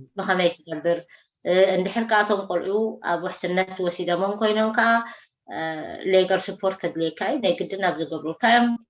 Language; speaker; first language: Tigrinya; native; Tigrinya